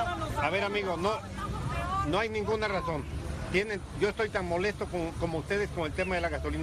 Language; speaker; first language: Spanish; native; Spanish